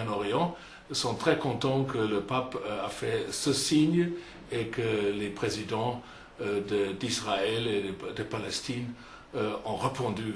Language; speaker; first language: French; non-native, fluent; German